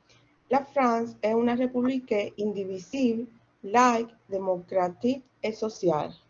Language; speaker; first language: French; non-native, learner; Spanish